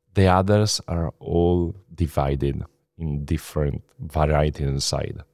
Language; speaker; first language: English; non-native, fluent; Italian